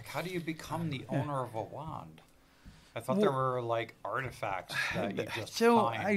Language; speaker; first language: English; native; English